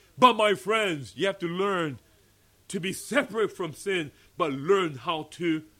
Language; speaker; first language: English; early bilingual, other home language; Korean